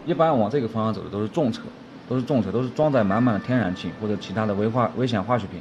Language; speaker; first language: Chinese; native; Chinese